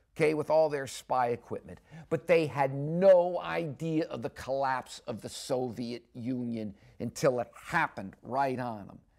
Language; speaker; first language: English; native; English